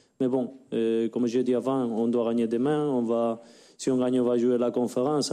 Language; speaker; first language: French; non-native, learner; Spanish